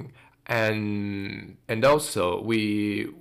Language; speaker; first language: English; non-native, fluent; Italian